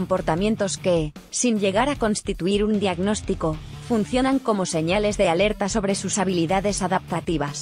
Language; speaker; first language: Spanish; native; Spanish